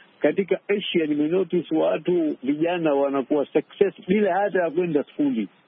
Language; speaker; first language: Swahili; native; Swahili